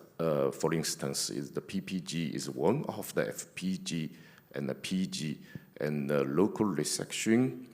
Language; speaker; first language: English; non-native, fluent; Chinese